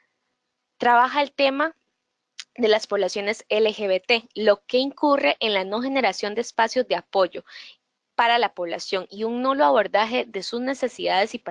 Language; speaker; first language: Spanish; native; Spanish